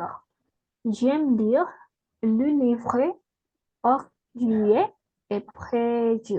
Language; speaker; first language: French; non-native, learner; Spanish